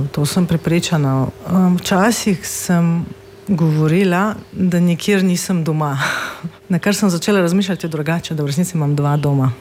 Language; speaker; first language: Slovenian; non-native, fluent; Russian